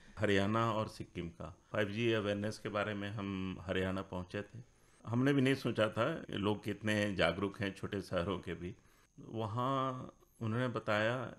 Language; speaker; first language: Hindi; native; Hindi